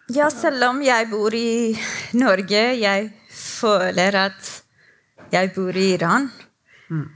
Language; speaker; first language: Norwegian; non-native, learner; Persian